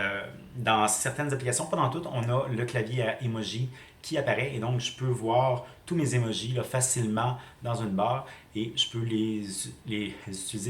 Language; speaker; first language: French; native; French